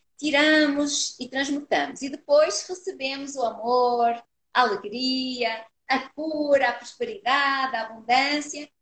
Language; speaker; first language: Portuguese; native; Portuguese